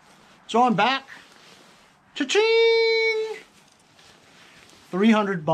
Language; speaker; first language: English; native; English